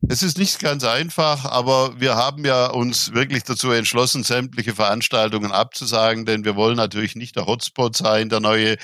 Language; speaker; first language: German; native; German